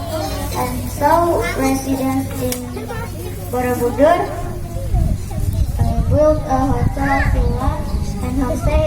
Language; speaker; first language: English; non-native, learner; Indonesian